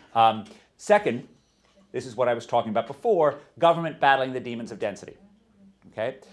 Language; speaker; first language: English; native; English